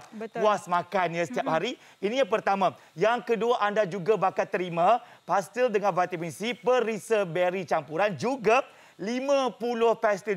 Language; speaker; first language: Malay; native; Malay